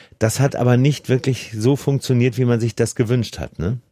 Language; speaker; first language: German; native; German